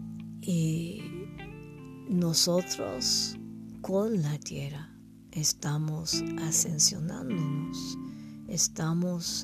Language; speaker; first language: Spanish; non-native, learner; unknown